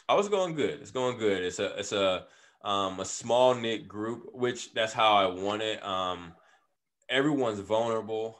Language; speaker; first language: English; native; English